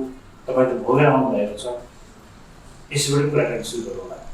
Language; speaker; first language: Nepali; native; Nepali